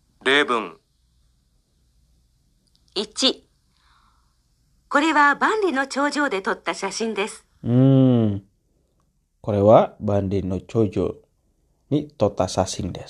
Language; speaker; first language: Japanese; non-native, learner; Indonesian